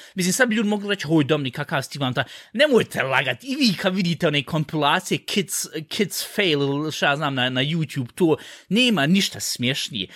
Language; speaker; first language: Bosnian; early bilingual, heritage; Bosnian